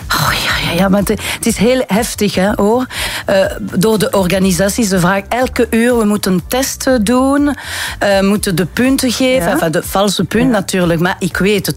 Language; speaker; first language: Dutch; non-native, learner; French